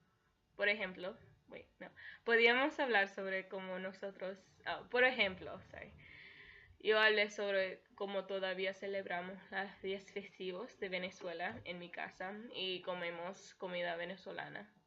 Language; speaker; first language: Spanish; early bilingual, heritage; Spanish